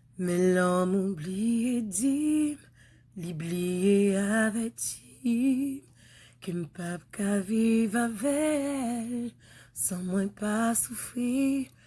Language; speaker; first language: French; non-native, local second language; Haitian Creole